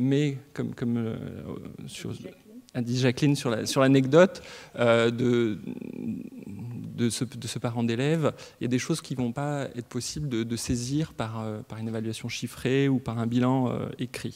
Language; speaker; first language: French; native; French